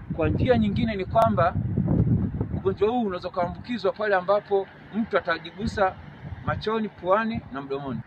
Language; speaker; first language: Swahili; native; Swahili